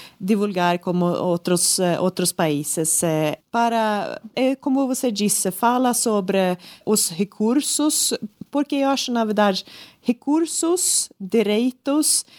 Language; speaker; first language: Portuguese; non-native, learner; Swedish